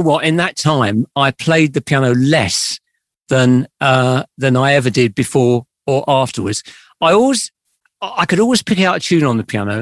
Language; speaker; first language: English; native; English